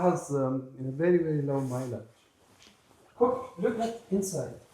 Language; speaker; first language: English; non-native, learner; German